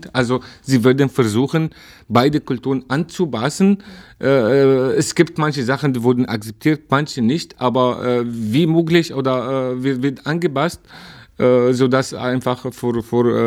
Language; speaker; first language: German; non-native, learner; Arabic